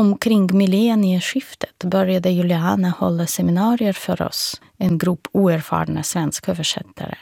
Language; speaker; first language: Swedish; non-native, fluent; Russian